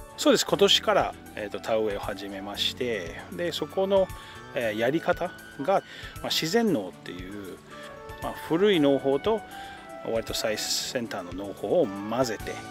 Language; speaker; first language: Japanese; non-native, fluent; English